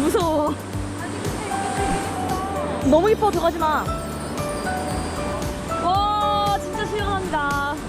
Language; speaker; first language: Korean; native; Korean